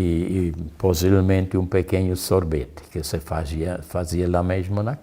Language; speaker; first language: Portuguese; non-native, fluent; German